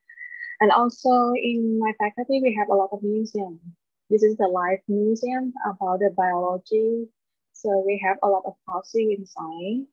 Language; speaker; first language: English; non-native, learner; Thai